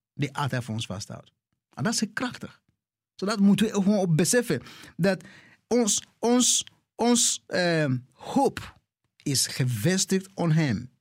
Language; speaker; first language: Dutch; non-native, fluent; English